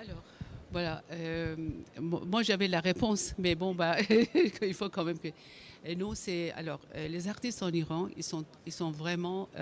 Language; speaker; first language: French; non-native, fluent; Persian